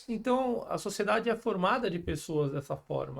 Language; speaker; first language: Portuguese; native; Portuguese